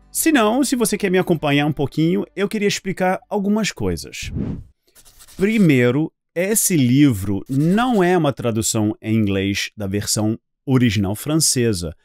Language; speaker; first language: Portuguese; non-native, fluent; English